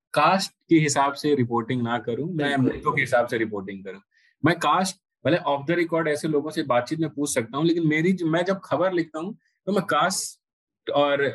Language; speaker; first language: Hindi; native; Hindi